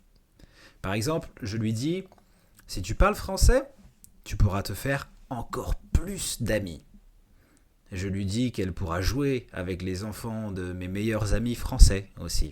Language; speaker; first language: French; native; French